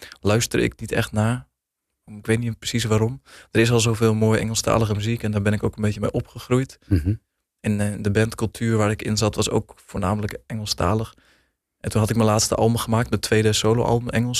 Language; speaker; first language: Dutch; native; Dutch